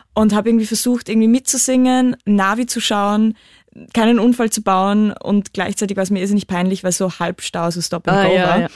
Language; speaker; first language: German; native; German